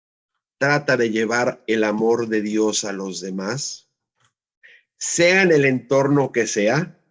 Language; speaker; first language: Spanish; native; Spanish